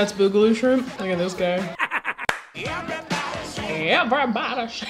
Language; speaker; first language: English; native; English